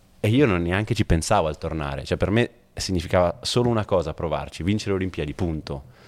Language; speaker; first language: Italian; native; Italian